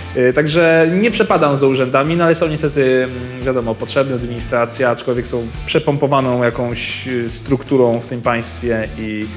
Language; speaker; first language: Polish; native; Polish